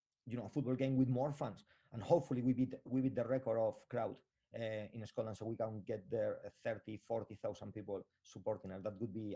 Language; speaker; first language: English; non-native, fluent; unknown